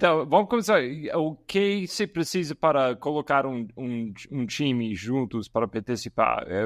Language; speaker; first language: Portuguese; non-native, fluent; English